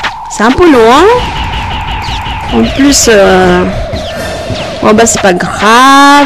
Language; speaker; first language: French; native; French